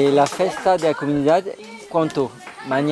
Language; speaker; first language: Spanish; non-native, learner; French